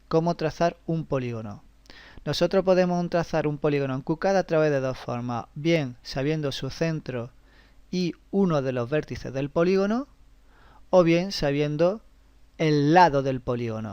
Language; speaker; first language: Spanish; native; Spanish